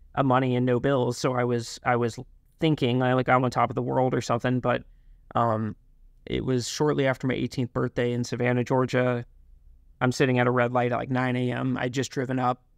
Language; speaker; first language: English; native; English